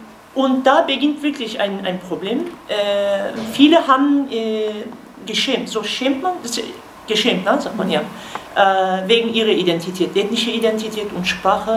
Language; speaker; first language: German; non-native, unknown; Kurdish